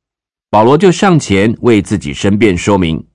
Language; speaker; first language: Chinese; native; Chinese